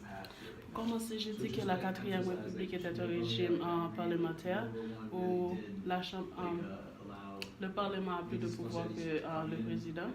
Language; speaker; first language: French; non-native, learner; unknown